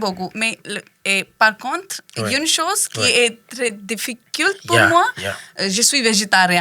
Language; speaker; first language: French; non-native, learner; Hindi